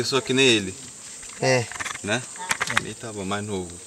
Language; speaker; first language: Portuguese; native; Portuguese